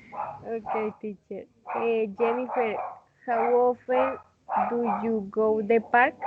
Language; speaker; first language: English; non-native, learner; Spanish